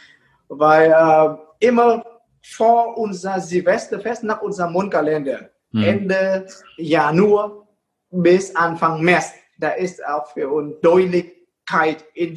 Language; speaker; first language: German; non-native, fluent; Vietnamese